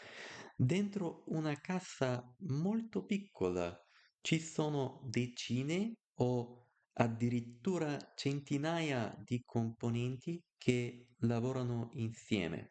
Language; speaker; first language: Italian; non-native, learner; Bulgarian